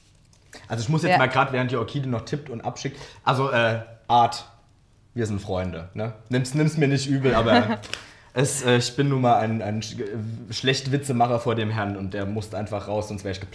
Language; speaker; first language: German; native; German